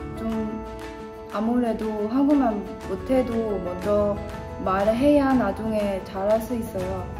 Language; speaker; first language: Korean; non-native, fluent; Chinese